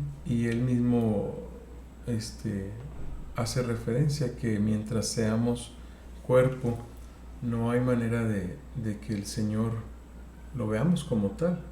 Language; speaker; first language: Spanish; native; Spanish